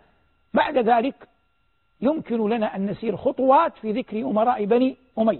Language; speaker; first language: Arabic; native; Arabic